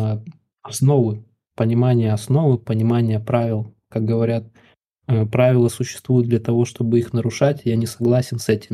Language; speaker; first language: Russian; native; Russian